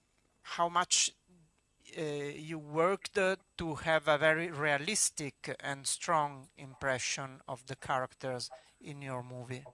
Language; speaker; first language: English; non-native, fluent; Italian